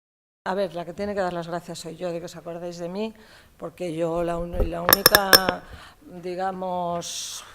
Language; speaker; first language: Spanish; native; Spanish